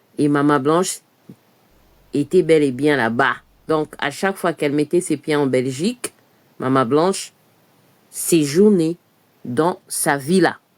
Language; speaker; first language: French; non-native, local second language; Lingala